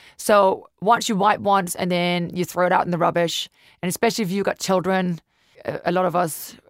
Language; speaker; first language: English; non-native, fluent; Danish